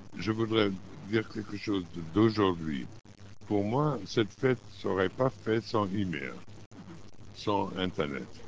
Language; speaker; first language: French; non-native, fluent; German